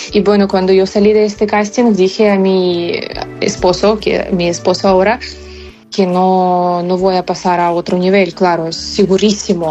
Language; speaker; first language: Spanish; non-native, fluent; Ukrainian